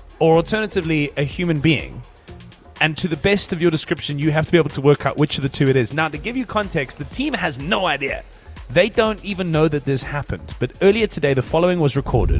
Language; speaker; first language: English; native; English